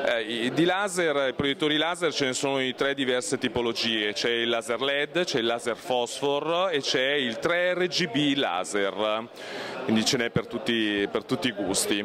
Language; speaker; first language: Italian; native; Italian